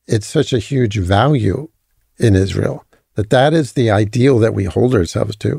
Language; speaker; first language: English; native; English